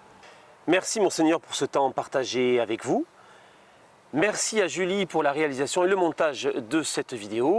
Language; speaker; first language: French; native; French